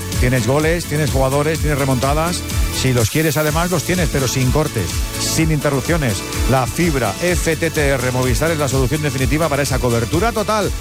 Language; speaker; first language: Spanish; native; Spanish